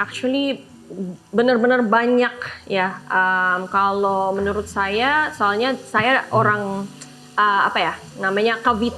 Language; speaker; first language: Indonesian; non-native, learner; Filipino